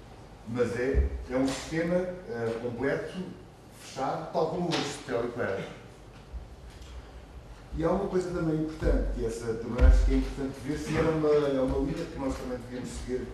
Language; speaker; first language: Portuguese; native; Portuguese